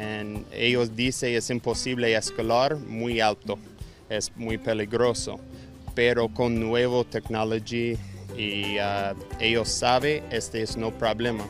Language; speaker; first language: Spanish; non-native, learner; English